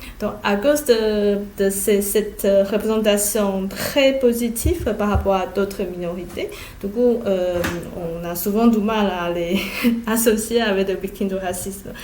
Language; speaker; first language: French; non-native, fluent; Chinese